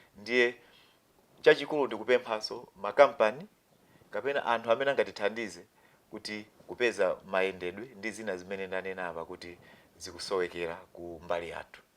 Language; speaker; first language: Nyanja; non-native, local second language; Tumbuka